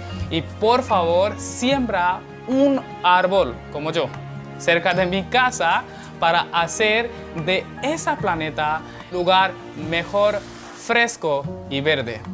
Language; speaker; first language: Spanish; non-native, learner; Hindi